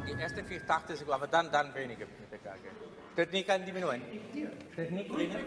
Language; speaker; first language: German; non-native, fluent; Italian